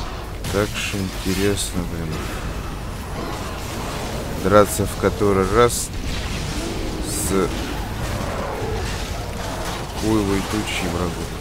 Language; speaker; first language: Russian; native; Russian